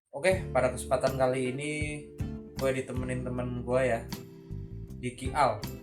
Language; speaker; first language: Indonesian; non-native, local second language; Javanese